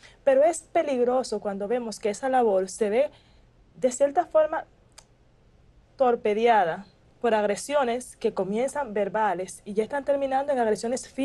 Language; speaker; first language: Spanish; native; Spanish